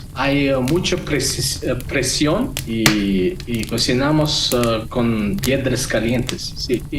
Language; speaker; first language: Spanish; non-native, fluent; Mongolian